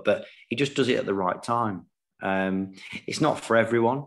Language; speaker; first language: English; native; English